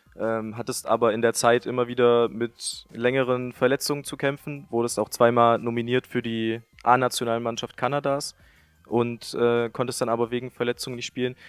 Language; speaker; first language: German; native; German